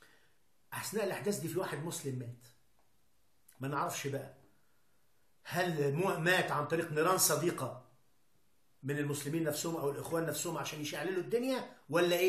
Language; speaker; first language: Arabic; native; Arabic